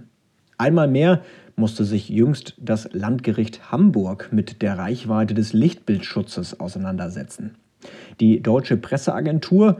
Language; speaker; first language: German; native; German